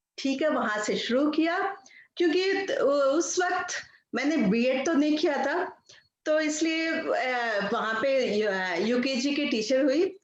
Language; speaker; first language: Hindi; non-native, local second language; Kannada